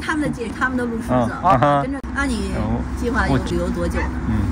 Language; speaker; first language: Chinese; native; Chinese